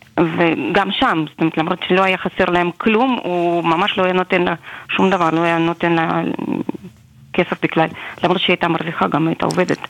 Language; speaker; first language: Hebrew; non-native, fluent; Russian